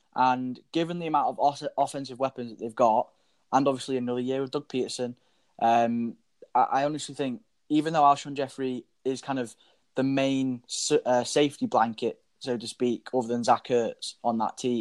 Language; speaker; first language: English; native; English